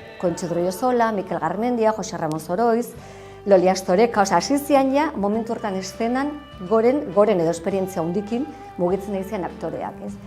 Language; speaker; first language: Basque; native; Basque